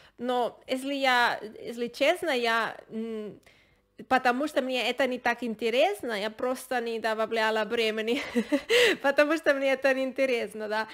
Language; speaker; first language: Russian; non-native, learner; Spanish